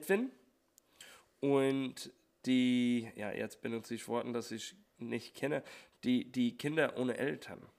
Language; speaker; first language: German; non-native, learner; English